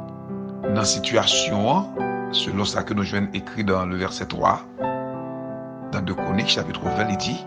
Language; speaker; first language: French; non-native, local second language; Haitian Creole